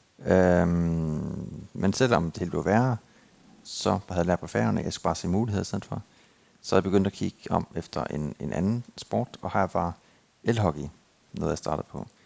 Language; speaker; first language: Danish; native; Danish